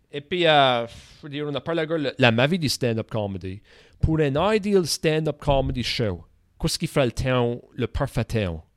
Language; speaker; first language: French; native; French